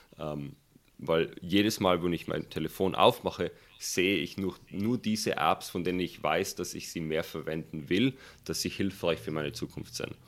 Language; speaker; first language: German; early bilingual, other home language; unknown